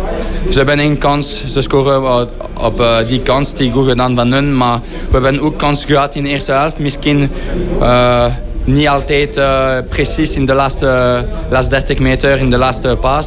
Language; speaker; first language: Dutch; non-native, fluent; French